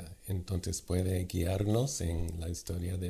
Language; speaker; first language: Spanish; non-native, fluent; English